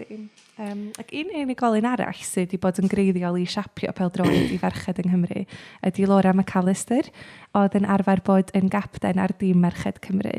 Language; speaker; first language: Welsh; native; Welsh